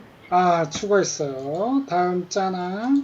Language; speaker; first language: Korean; native; Korean